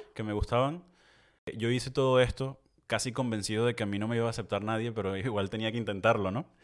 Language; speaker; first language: Spanish; native; Spanish